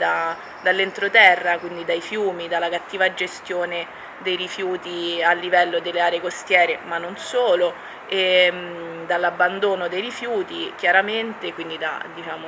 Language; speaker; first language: Italian; native; Italian